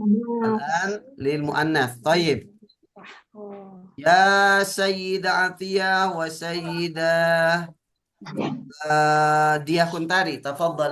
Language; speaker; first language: Arabic; non-native, fluent; Indonesian